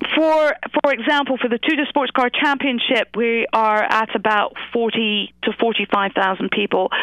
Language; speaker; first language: English; native; English